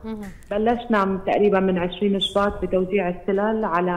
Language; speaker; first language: Arabic; native; Arabic